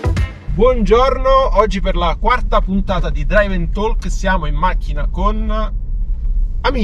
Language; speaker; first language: Italian; native; Italian